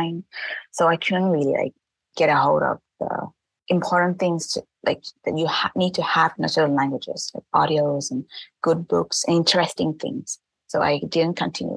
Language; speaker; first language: English; non-native, fluent; Thai